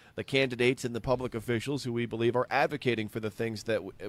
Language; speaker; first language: English; native; English